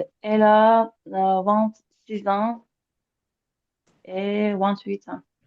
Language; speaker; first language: French; non-native, learner; Azerbaijani